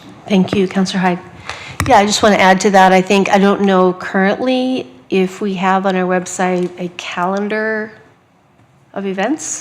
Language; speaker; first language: English; native; English